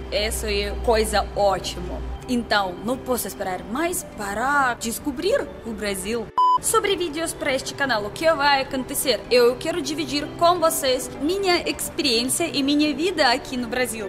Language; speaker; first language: Portuguese; non-native, learner; Russian